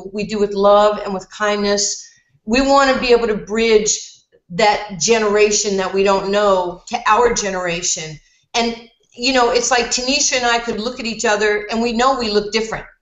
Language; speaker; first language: English; native; English